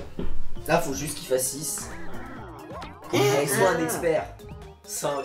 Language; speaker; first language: French; native; French